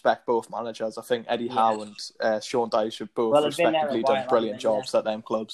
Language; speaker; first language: English; native; English